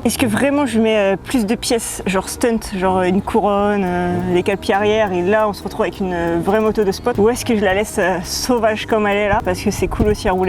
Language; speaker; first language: French; native; French